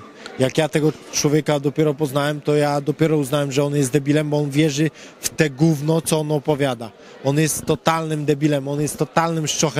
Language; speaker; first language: Polish; native; Polish